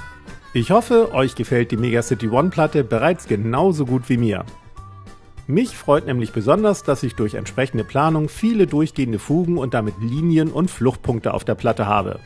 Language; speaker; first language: German; native; German